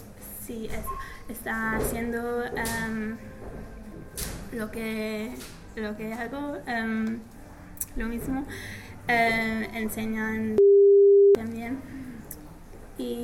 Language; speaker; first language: Spanish; non-native, learner; English